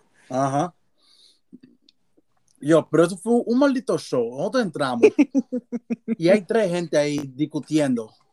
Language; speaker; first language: Spanish; early bilingual, other home language; English